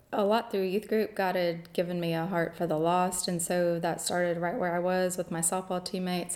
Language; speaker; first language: English; native; English